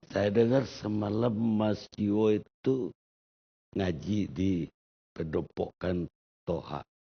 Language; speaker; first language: Indonesian; native; Indonesian